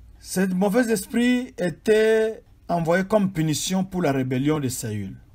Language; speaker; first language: French; non-native, local second language; Swahili